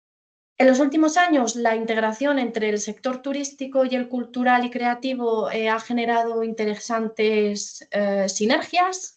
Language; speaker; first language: Spanish; native; Spanish